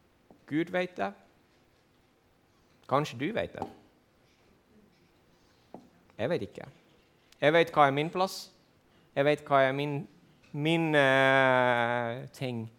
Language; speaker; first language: Swedish; non-native, fluent; Finnish